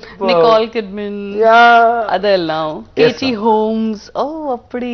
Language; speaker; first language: Tamil; non-native, local second language; Gujarati